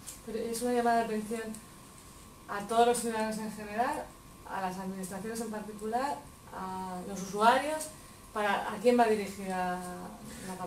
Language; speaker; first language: Spanish; native; Spanish